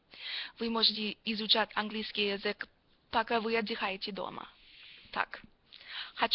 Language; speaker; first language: Russian; non-native, fluent; English